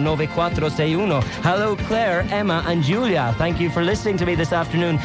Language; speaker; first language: English; native; English